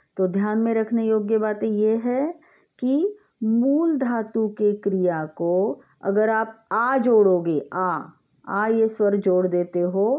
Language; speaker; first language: Hindi; non-native, local second language; Marathi